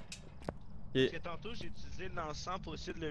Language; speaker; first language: French; native; French